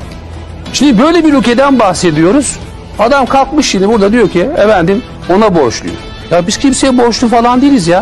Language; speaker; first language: Turkish; native; Turkish